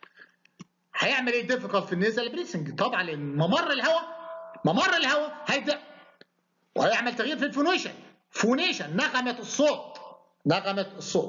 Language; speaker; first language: Arabic; native; Arabic